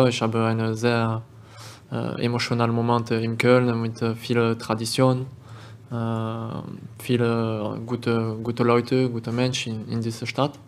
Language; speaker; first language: German; non-native, learner; French